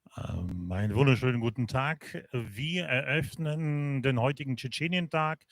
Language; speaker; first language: German; non-native, fluent; Russian